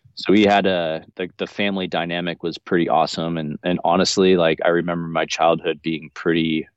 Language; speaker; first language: English; native; English